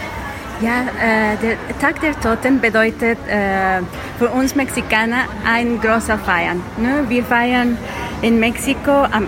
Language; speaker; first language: German; non-native, learner; Spanish